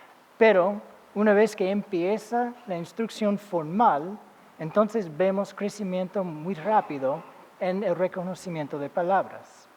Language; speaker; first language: Spanish; non-native, fluent; English